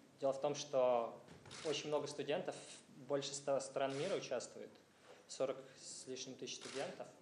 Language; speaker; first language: Russian; native; Russian